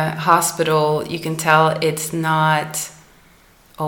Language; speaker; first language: English; non-native, fluent; Danish